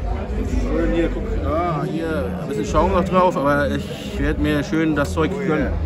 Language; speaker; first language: German; native; German